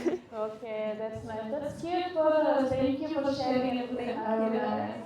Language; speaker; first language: English; non-native, fluent; Indonesian